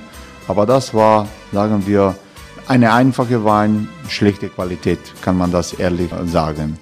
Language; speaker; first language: German; non-native, fluent; Croatian